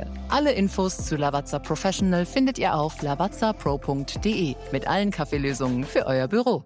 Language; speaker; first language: German; native; German